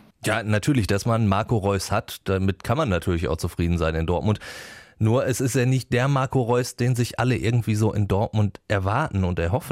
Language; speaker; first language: German; native; German